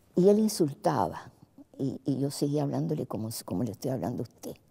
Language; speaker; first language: Spanish; native; Spanish